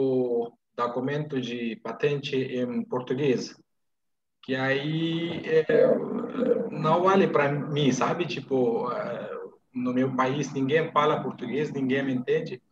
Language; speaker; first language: Portuguese; non-native, fluent; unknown